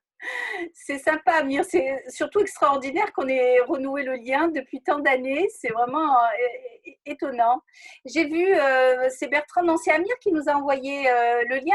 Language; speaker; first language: French; native; French